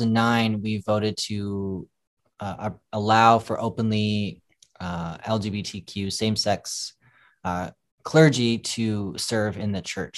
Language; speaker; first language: English; native; English